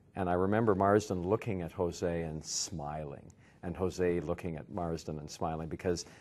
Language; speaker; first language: English; native; English